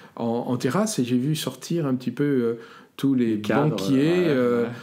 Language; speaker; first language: French; native; French